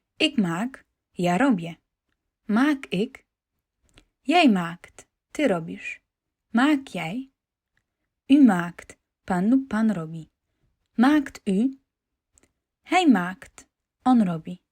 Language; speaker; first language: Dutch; non-native, fluent; Polish